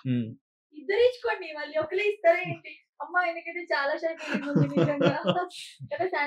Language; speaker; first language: Telugu; native; Telugu